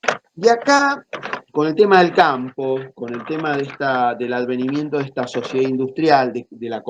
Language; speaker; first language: Spanish; native; Spanish